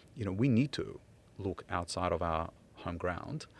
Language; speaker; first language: English; non-native, fluent; Ukrainian